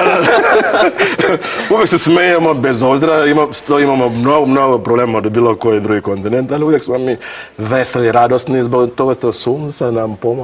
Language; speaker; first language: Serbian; non-native, learner; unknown